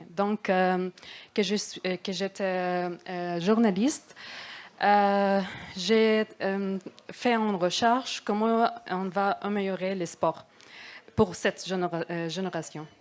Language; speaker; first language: French; non-native, learner; Arabic